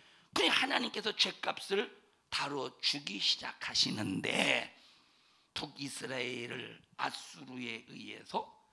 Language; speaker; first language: Korean; native; Korean